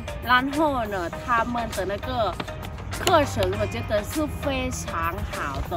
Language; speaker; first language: Chinese; non-native, learner; Thai